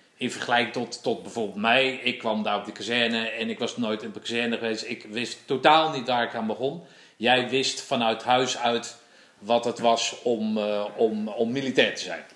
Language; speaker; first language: Dutch; native; Dutch